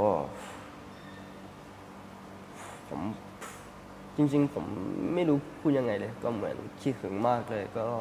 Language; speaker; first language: Thai; early bilingual, heritage; Thai